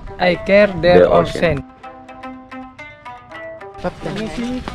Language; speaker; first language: English; non-native, learner; Indonesian